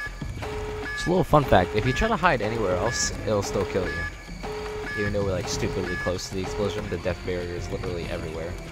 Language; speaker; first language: English; native; English